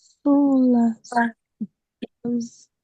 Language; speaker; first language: Spanish; non-native, learner; English